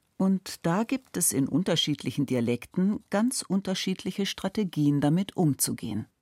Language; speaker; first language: German; native; German